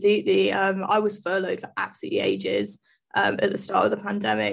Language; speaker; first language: English; native; English